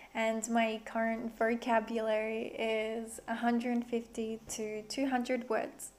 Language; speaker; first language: English; native; English